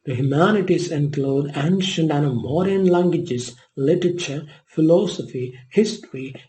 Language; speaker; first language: English; non-native, local second language; Malayalam